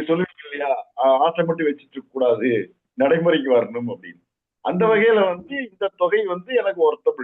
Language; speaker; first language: Tamil; native; Tamil